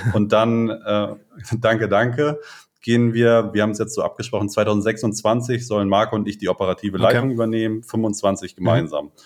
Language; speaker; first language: German; native; German